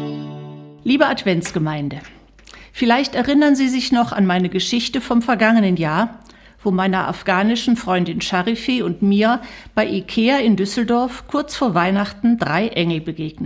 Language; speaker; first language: German; native; German